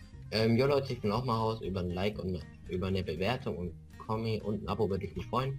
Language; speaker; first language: German; native; German